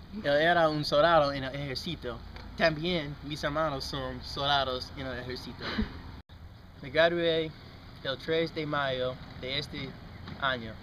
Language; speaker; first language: Spanish; non-native, learner; English